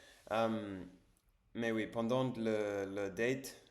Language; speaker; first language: French; non-native, learner; English